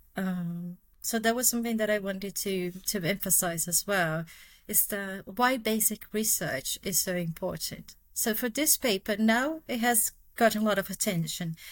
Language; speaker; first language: English; non-native, fluent; Portuguese